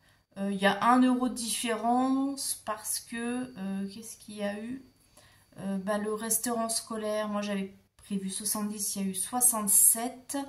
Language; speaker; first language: French; native; French